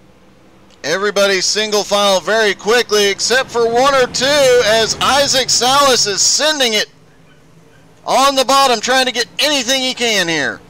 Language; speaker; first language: English; native; English